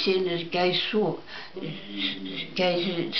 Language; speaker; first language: Finnish; early bilingual, heritage; Finnish